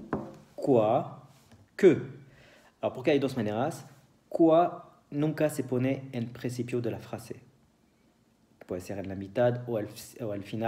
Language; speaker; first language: Spanish; non-native, fluent; French